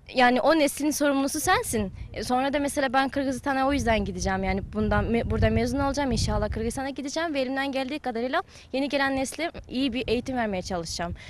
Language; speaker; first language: Turkish; non-native, fluent; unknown